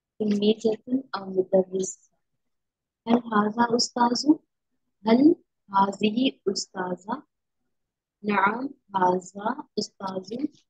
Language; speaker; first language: Arabic; non-native, learner; Urdu